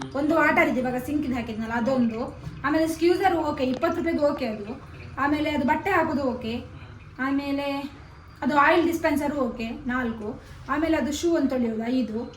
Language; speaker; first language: Kannada; non-native, local second language; Tulu